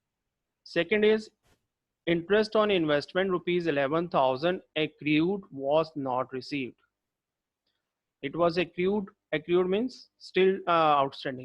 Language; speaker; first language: English; non-native, local second language; Hindi